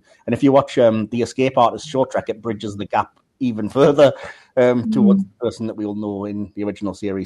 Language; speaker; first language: English; native; English